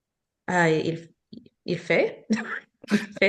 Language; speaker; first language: French; non-native, learner; English